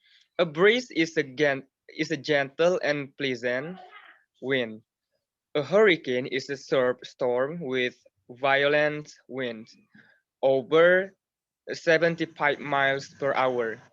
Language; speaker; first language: English; non-native, learner; Indonesian